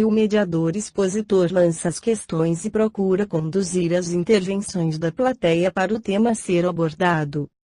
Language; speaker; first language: Portuguese; native; Portuguese